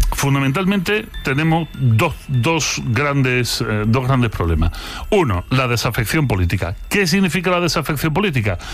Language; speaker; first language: Spanish; native; Spanish